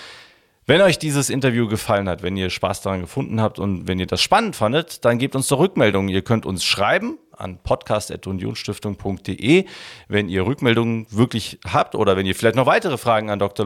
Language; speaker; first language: German; native; German